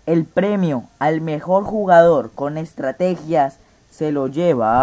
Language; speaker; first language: Spanish; native; Spanish